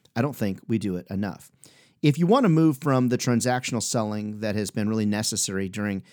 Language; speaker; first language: English; native; English